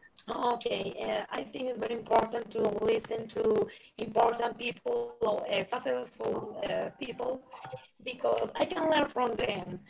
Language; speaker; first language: English; non-native, learner; Spanish